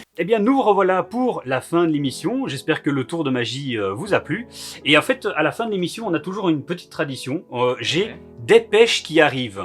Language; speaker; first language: French; native; French